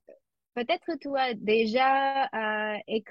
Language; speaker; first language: French; non-native, learner; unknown